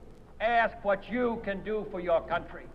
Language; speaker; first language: English; native; English